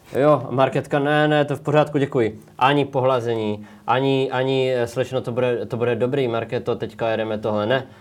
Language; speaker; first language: Czech; native; Czech